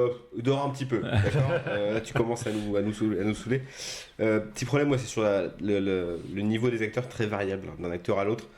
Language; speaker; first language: French; native; French